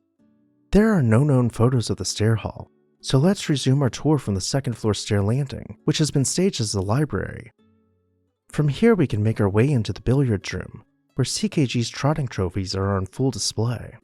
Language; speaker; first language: English; native; English